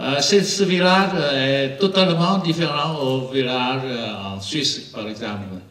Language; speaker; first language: French; non-native, learner; Vietnamese